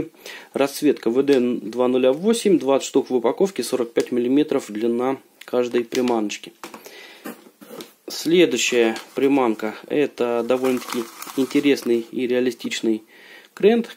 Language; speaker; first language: Russian; native; Russian